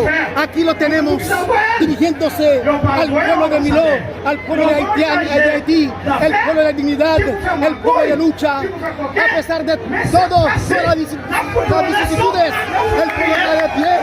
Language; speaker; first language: Spanish; non-native, fluent; Haitian Creole